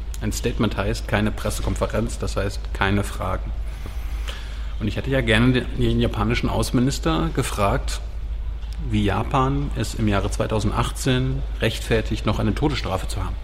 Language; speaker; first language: German; native; German